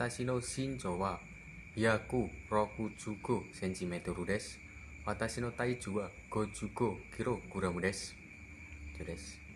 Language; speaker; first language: Japanese; non-native, learner; Indonesian